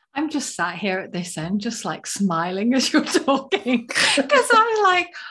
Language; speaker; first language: English; native; English